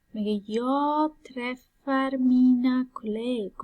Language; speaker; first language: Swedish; non-native, fluent; Persian